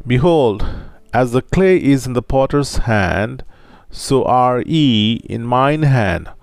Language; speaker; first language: English; non-native, local second language; Telugu